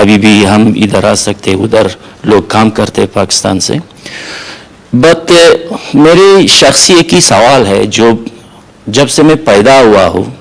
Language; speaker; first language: Hindi; non-native, fluent; Persian